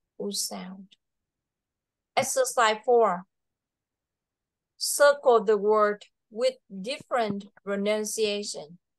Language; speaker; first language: English; non-native, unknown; Vietnamese